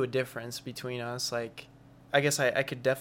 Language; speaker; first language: English; early bilingual, other home language; Spanish